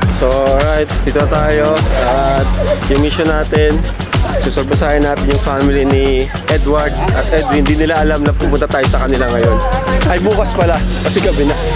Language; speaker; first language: Filipino; native; Filipino